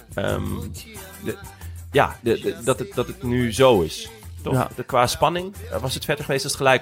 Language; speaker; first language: Dutch; native; Dutch